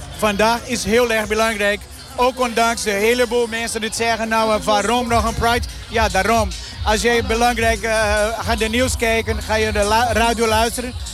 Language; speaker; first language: Dutch; non-native, fluent; Portuguese